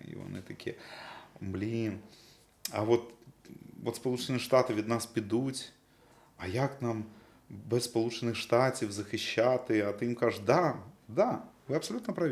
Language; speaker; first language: Ukrainian; non-native, local second language; Russian